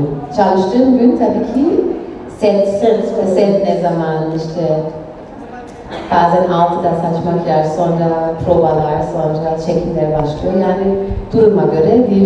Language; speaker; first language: Turkish; non-native, fluent; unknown